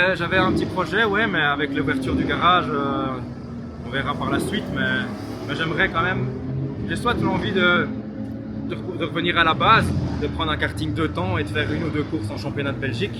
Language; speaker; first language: French; native; French